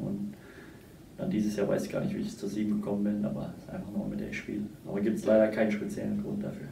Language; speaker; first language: German; native; German